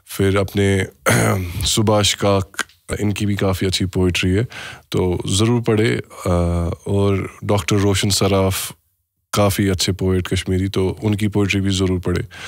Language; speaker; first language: Hindi; non-native, local second language; Kashmiri